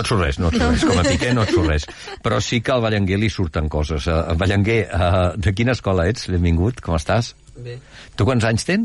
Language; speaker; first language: Catalan; native; Catalan